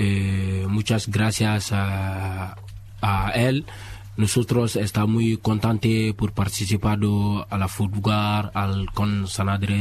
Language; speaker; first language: Spanish; non-native, learner; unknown